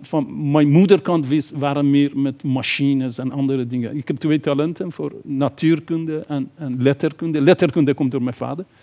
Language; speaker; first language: Dutch; non-native, fluent; Persian